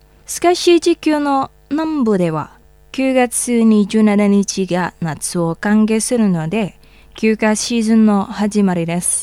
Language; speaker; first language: Japanese; non-native, fluent; Indonesian